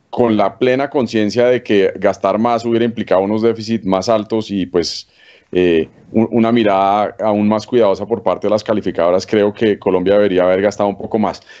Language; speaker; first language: Spanish; native; Spanish